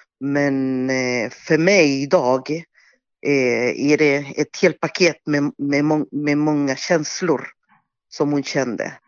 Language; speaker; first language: Swedish; non-native, fluent; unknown